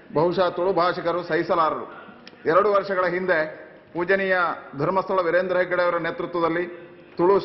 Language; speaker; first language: Kannada; non-native, local second language; Tulu